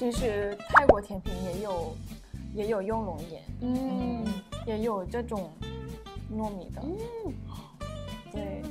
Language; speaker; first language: Chinese; non-native, fluent; Thai